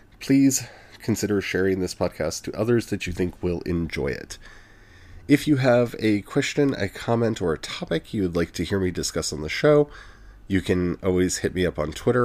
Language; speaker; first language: English; native; English